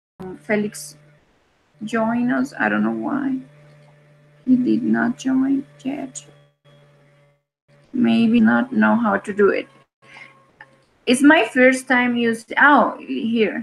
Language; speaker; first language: English; non-native, fluent; Spanish